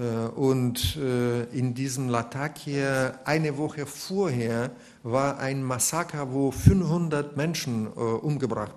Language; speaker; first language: German; non-native, fluent; Russian